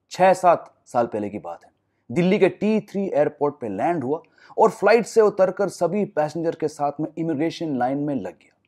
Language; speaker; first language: Hindi; non-native, local second language; English